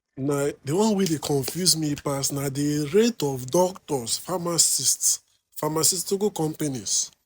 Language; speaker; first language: Nigerian Pidgin; non-native, local second language; Igbo